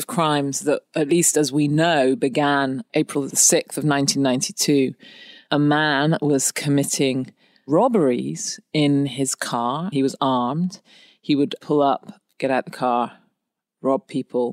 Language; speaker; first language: English; native; English